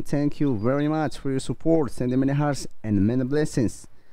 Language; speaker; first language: English; non-native, learner; Spanish